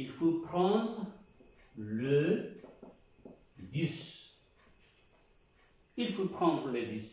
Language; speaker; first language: French; non-native, fluent; Spanish